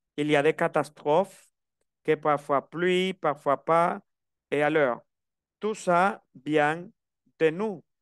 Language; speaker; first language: French; non-native, fluent; Spanish